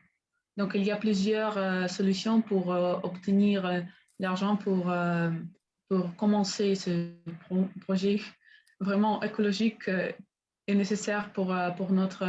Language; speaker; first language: French; non-native, learner; Spanish